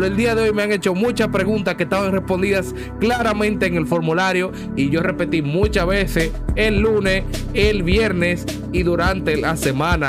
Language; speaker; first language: Spanish; native; Spanish